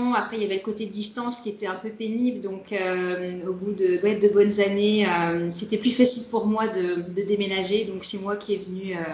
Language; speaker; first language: French; native; French